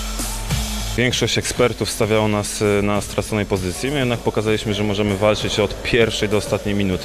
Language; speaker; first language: Polish; native; Polish